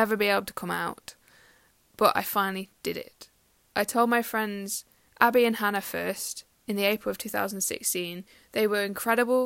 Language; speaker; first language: English; native; English